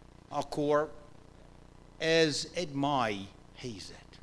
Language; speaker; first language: Hungarian; non-native, fluent; English